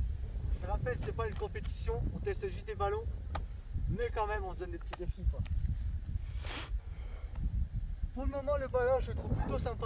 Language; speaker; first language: French; native; French